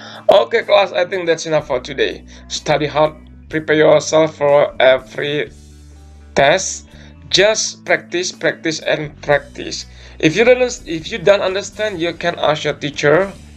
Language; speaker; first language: English; non-native, fluent; Indonesian